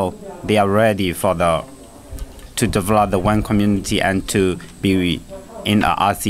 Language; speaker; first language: English; non-native, learner; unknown